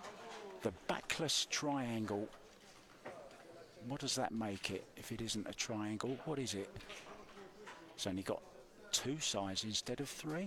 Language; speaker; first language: English; native; English